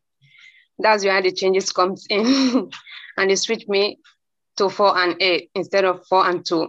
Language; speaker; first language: English; non-native, local second language; Krio